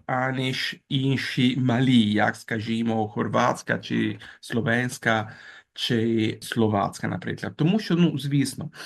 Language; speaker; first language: Ukrainian; non-native, fluent; Italian